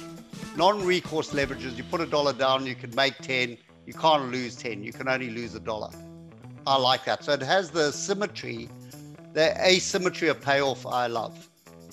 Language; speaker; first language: English; native; English